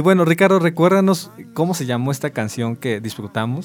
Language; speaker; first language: Spanish; native; Spanish